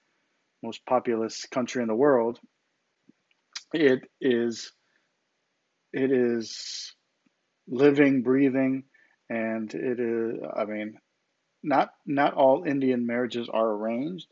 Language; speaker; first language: English; native; English